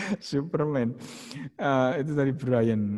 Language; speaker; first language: Indonesian; native; Indonesian